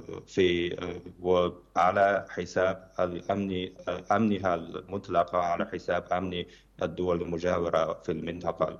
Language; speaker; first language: Arabic; non-native, fluent; Chinese